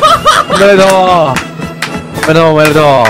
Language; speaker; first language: Japanese; non-native, learner; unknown